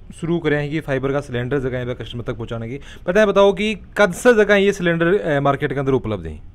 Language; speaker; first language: Hindi; native; Hindi